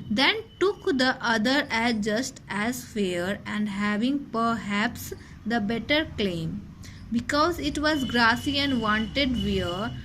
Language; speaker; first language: English; non-native, local second language; Hindi